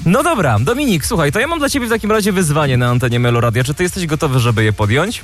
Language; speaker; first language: Polish; native; Polish